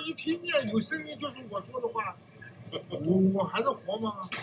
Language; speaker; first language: Chinese; native; Chinese